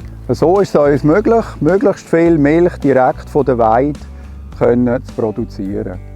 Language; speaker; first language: German; native; German